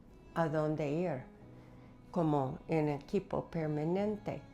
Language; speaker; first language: Spanish; non-native, fluent; English